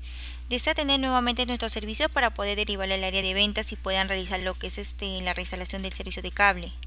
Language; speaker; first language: Spanish; native; Spanish